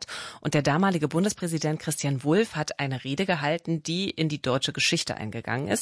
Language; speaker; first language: German; native; German